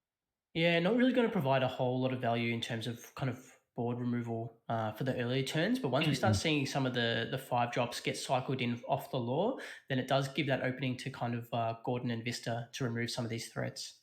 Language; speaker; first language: English; native; English